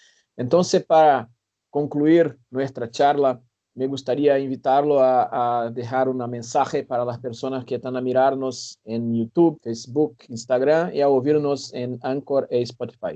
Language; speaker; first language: Spanish; non-native, fluent; Portuguese